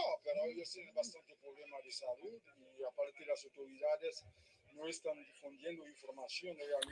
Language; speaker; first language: Spanish; non-native, fluent; Haitian Creole